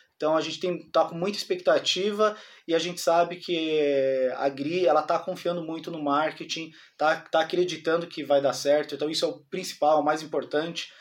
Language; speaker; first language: Portuguese; native; Portuguese